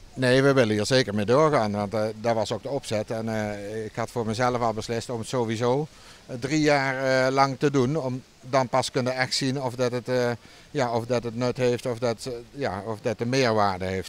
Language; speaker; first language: Dutch; native; Dutch